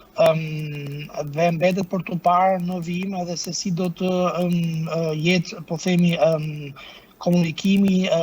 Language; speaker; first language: Albanian; native; Albanian